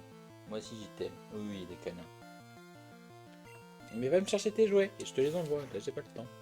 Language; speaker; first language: French; native; French